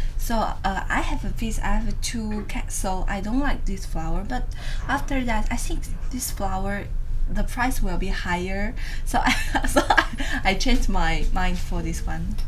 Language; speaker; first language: English; non-native, learner; Chinese